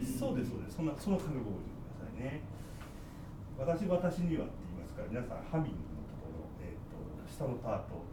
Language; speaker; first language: Japanese; native; Japanese